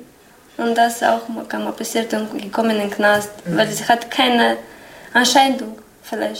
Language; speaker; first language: German; non-native, learner; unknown